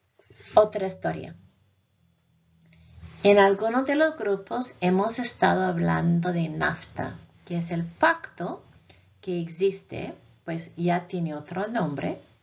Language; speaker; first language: Spanish; non-native, fluent; English